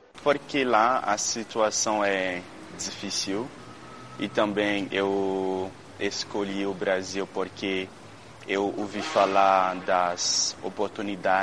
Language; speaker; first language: Portuguese; non-native, learner; Haitian Creole